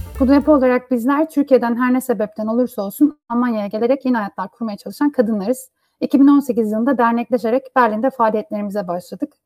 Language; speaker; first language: Turkish; native; Turkish